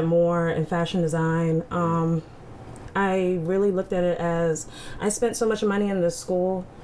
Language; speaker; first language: English; native; English